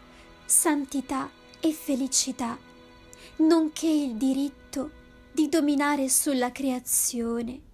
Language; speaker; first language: Italian; native; Italian